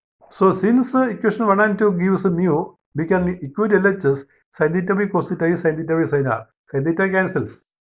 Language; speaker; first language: English; non-native, local second language; Malayalam